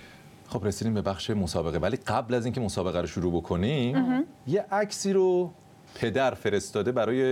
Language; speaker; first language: Persian; native; Persian